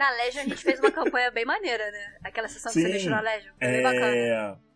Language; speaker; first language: Portuguese; native; Portuguese